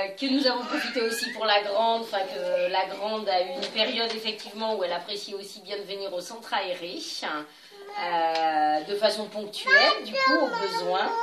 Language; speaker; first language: French; native; French